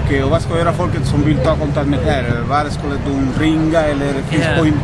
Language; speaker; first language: Swedish; non-native, learner; Spanish